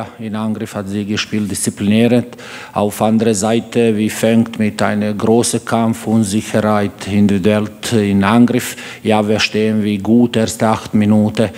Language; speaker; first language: German; non-native, learner; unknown